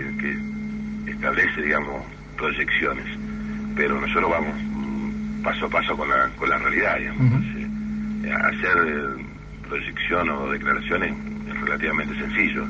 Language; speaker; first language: Spanish; native; Spanish